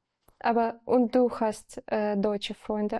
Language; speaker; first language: German; non-native, learner; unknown